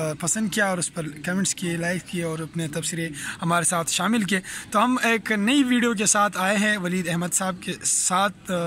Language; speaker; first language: Urdu; non-native, local second language; Pashto